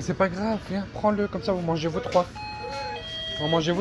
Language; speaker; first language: French; native; French